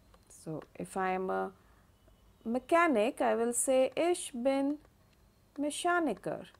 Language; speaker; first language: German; non-native, fluent; Hindi